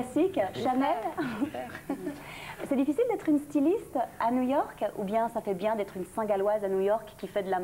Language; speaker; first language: French; native; French